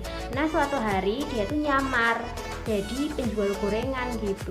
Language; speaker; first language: Indonesian; native; Indonesian